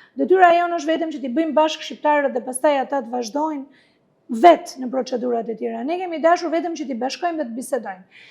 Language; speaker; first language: Albanian; non-native, local second language; Greek